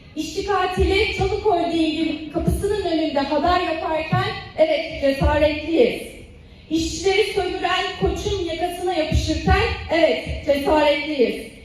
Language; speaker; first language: Turkish; native; Turkish